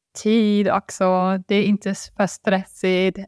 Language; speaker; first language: Swedish; non-native, fluent; German